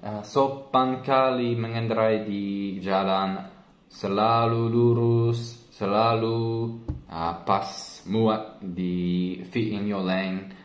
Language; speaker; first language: Indonesian; non-native, learner; English